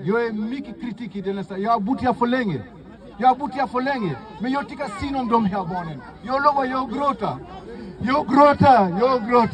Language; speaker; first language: Swedish; non-native, fluent; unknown